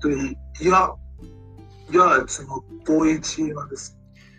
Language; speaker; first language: Japanese; non-native, learner; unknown